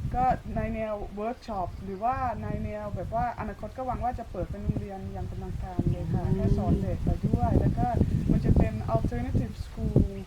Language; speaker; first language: Thai; non-native, fluent; Dutch